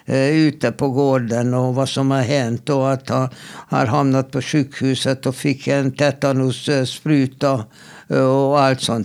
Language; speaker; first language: Swedish; non-native, fluent; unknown